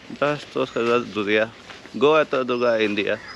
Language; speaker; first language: Russian; non-native, learner; Hindi